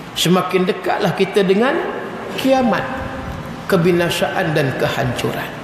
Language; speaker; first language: Malay; native; Malay